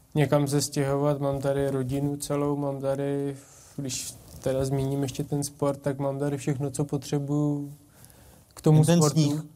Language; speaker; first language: Czech; native; Czech